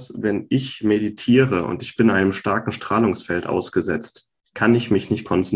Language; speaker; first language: German; native; German